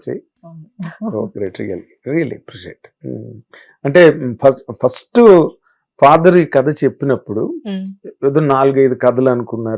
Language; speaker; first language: Telugu; native; Telugu